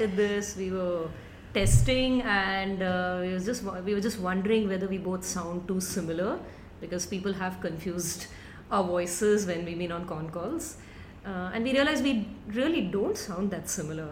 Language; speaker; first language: English; non-native, local second language; Tamil